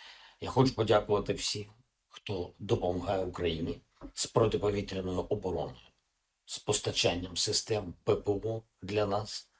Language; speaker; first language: Ukrainian; non-native, local second language; Russian